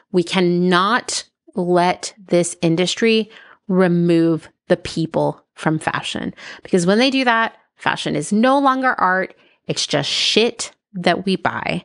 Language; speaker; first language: English; native; English